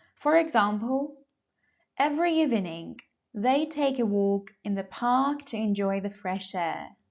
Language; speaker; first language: English; non-native, fluent; Persian